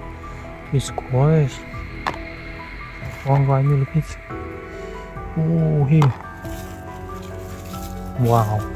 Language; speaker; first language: English; non-native, learner; Khmer